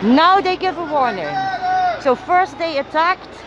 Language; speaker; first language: English; non-native, fluent; Dutch